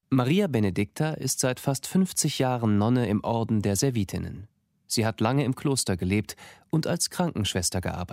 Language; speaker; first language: German; native; German